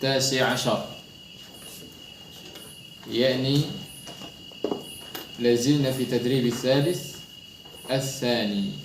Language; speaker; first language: Arabic; non-native, fluent; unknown